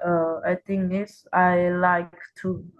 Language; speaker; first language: English; non-native, learner; Vietnamese